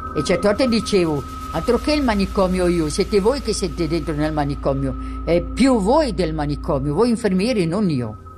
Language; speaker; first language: Italian; non-native, local second language; German